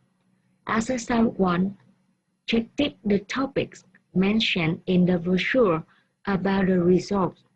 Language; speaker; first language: English; non-native, fluent; Vietnamese